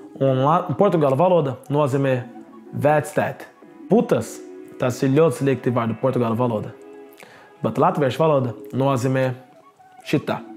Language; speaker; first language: Latvian; non-native, learner; Portuguese